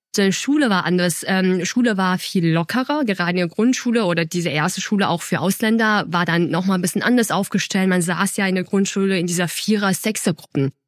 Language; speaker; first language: German; early bilingual, other home language; Chinese